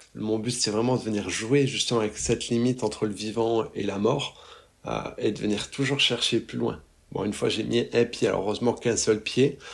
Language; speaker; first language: French; native; French